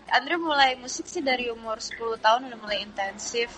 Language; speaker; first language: Indonesian; early bilingual, heritage; Indonesian